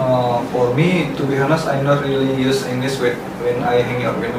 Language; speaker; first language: English; non-native, learner; Indonesian